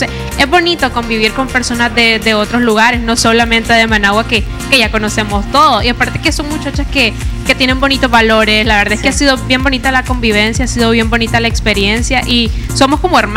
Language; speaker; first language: Spanish; native; Spanish